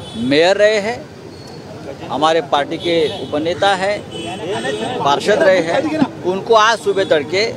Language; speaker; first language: Hindi; non-native, local second language; Marathi